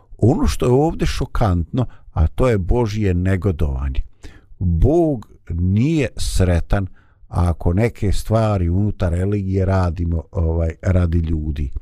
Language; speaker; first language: Bosnian; native; Bosnian